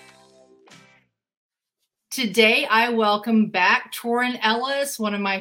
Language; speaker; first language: English; native; English